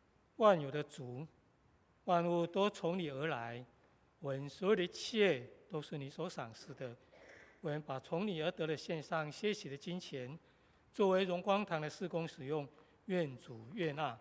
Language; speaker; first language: Chinese; native; Chinese